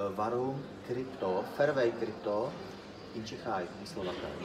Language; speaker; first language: German; non-native, learner; Czech